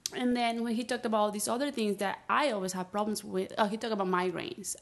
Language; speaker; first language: English; non-native, fluent; Spanish